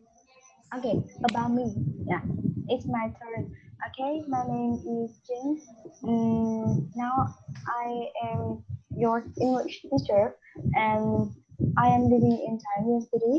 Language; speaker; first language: English; non-native, learner; Vietnamese